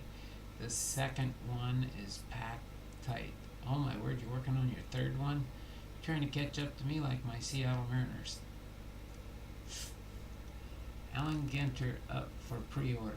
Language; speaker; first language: English; native; English